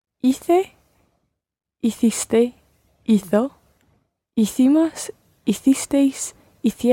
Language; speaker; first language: Spanish; non-native, learner; English